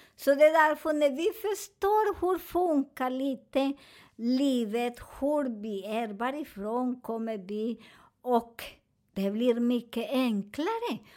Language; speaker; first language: Swedish; non-native, learner; Spanish